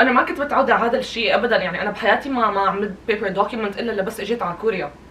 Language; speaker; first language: Arabic; native; Arabic